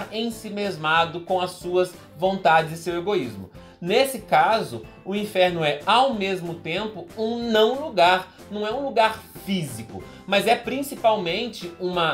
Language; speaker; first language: Portuguese; native; Portuguese